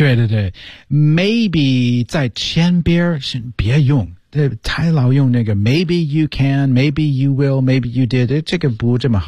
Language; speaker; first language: Chinese; non-native, fluent; English